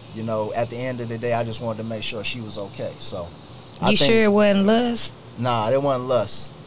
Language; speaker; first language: English; native; English